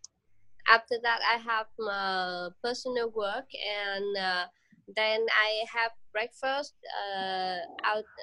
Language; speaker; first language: English; non-native, learner; Vietnamese